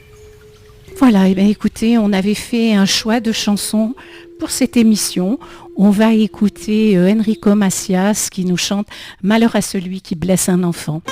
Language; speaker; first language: French; native; French